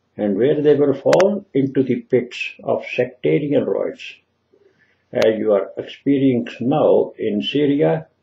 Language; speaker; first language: English; non-native, local second language; Punjabi